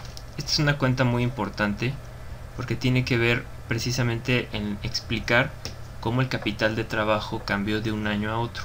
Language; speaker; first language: Spanish; native; Spanish